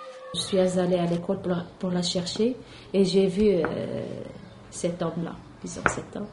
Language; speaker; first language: French; non-native, local second language; Arabic